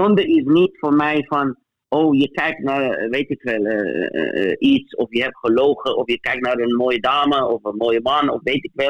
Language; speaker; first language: Dutch; non-native, fluent; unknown